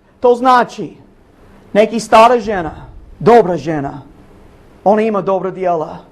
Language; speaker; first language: Bosnian; non-native, learner; English